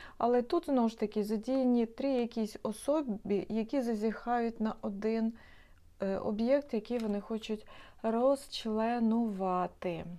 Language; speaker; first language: Ukrainian; non-native, local second language; Russian